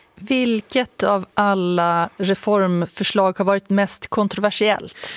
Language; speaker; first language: Swedish; native; Swedish